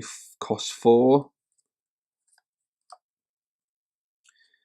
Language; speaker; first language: English; native; English